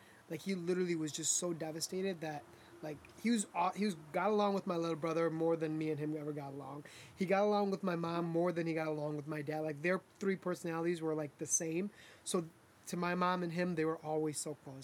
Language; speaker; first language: English; early bilingual, other home language; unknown